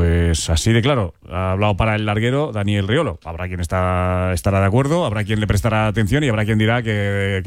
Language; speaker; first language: Spanish; native; Spanish